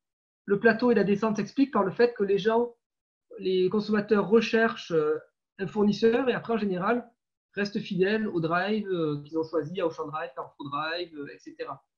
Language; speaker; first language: French; native; French